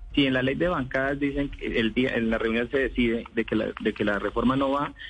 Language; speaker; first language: Spanish; native; Spanish